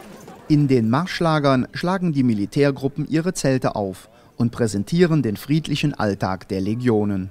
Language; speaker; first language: German; native; German